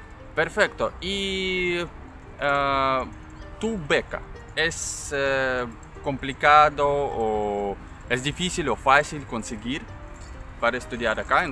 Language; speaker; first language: Spanish; non-native, learner; Russian